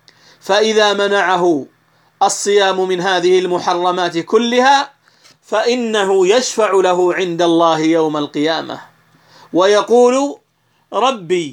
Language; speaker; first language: Arabic; native; Arabic